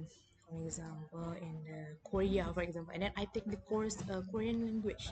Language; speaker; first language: English; non-native, learner; Indonesian